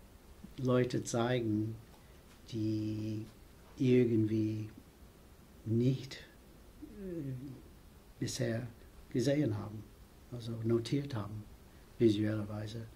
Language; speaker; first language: German; non-native, fluent; English